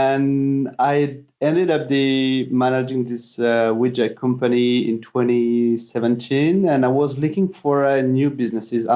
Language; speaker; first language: English; non-native, fluent; French